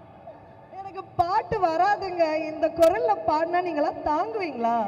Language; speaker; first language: Tamil; native; Tamil